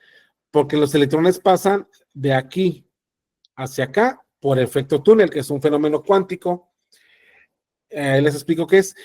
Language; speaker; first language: Spanish; native; Spanish